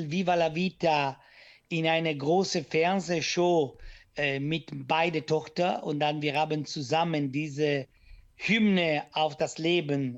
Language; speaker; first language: German; non-native, learner; Italian